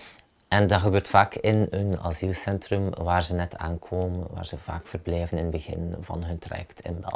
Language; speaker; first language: Dutch; native; Dutch